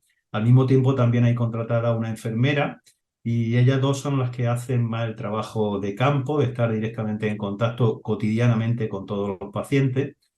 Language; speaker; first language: Spanish; native; Spanish